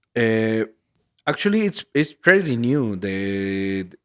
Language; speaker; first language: English; non-native, learner; Spanish